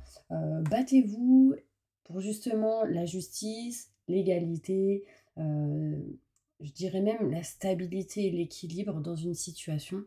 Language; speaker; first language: French; native; French